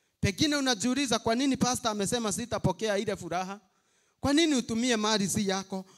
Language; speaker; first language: Swahili; non-native, local second language; Kikuyu